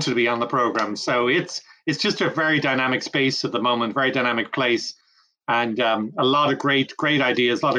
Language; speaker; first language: English; native; English